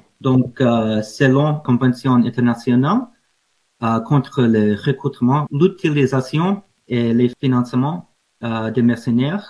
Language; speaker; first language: French; non-native, fluent; English